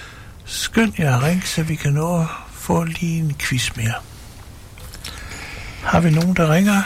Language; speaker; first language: Danish; native; Danish